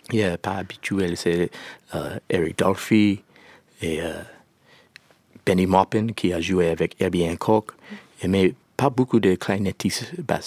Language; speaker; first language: French; non-native, learner; English